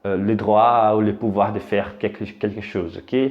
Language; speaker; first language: French; non-native, fluent; Portuguese